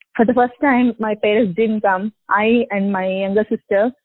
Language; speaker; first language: English; non-native, local second language; Telugu